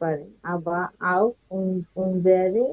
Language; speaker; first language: German; non-native, learner; Bangla